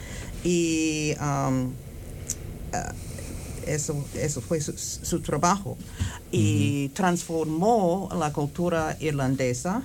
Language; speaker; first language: Spanish; non-native, fluent; English